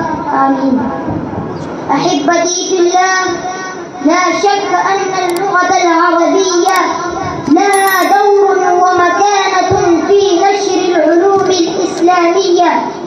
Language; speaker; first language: Arabic; non-native, learner; Urdu